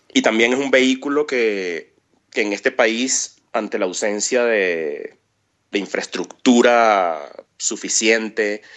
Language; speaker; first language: Spanish; native; Spanish